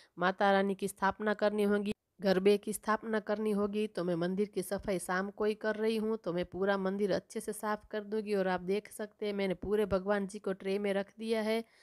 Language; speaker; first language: Hindi; non-native, local second language; Gujarati